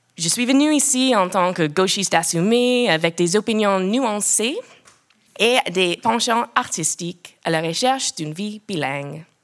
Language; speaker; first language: French; non-native, local second language; English